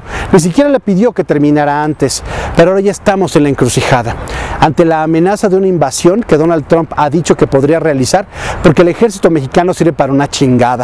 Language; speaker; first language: Spanish; native; Spanish